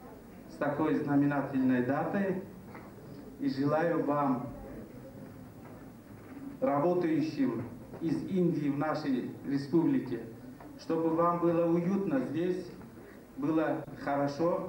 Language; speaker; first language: Russian; non-native, local second language; Tajik